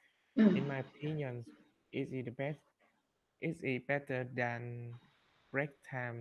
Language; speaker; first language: English; non-native, learner; Vietnamese